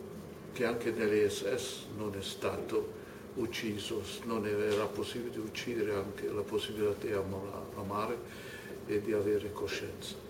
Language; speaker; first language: Italian; non-native, fluent; German